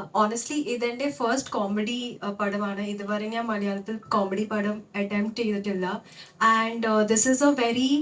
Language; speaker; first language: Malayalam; non-native, local second language; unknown